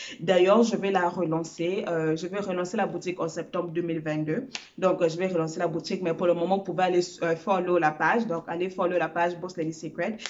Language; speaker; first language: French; early bilingual, other home language; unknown